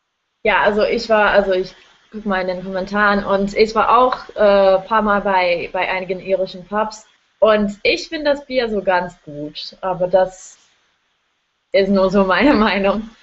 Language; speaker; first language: German; non-native, fluent; English